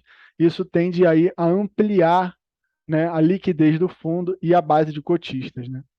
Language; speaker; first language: Portuguese; native; Portuguese